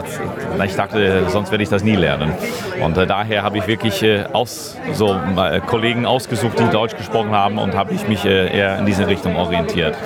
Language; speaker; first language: German; non-native, fluent; English